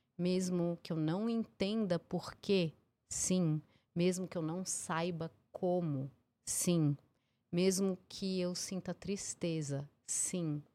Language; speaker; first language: Portuguese; early bilingual, heritage; English